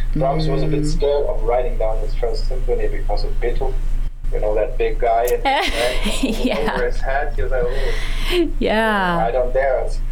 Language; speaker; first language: English; non-native, fluent; German